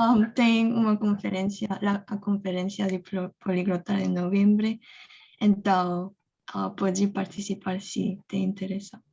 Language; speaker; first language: Portuguese; non-native, fluent; Korean